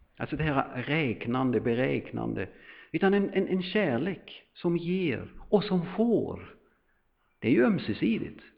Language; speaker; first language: Swedish; non-native, fluent; German